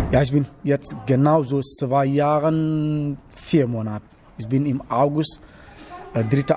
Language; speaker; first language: German; non-native, learner; Wolof